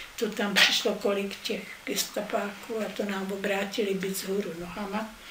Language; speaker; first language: Czech; native; Czech